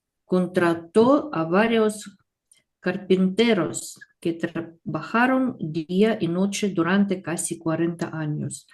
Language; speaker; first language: Spanish; non-native, learner; Russian